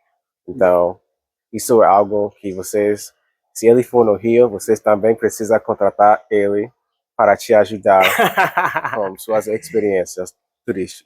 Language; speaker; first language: Portuguese; non-native, learner; English